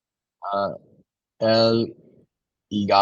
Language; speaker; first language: Spanish; non-native, learner; English